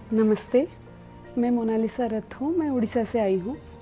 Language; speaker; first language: Hindi; non-native, local second language; Odia